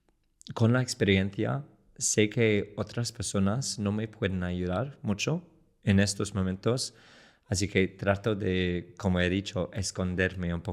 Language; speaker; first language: Spanish; non-native, fluent; English